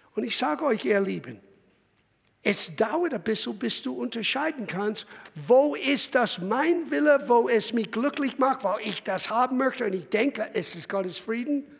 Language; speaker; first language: German; non-native, fluent; English